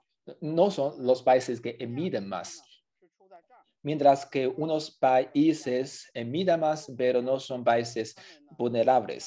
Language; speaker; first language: Spanish; non-native, fluent; Chinese